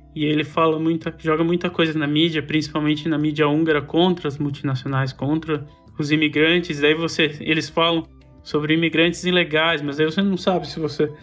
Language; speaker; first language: Portuguese; native; Portuguese